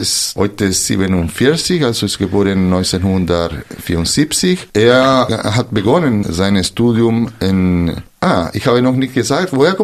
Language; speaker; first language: German; non-native, fluent; Spanish